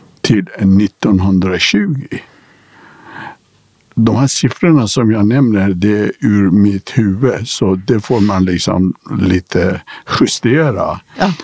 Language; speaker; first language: Swedish; non-native, fluent; Persian